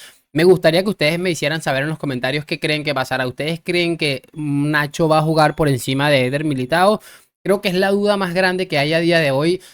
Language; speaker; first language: Spanish; native; Spanish